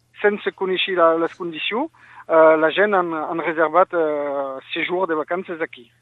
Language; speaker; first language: Catalan; non-native, local second language; French